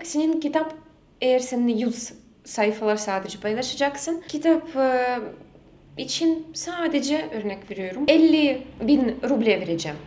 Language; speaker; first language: Turkish; non-native, learner; Russian